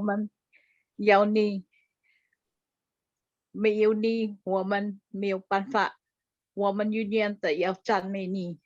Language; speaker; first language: Chinese; non-native, learner; Indonesian